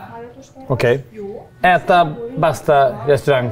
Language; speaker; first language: Swedish; native; Swedish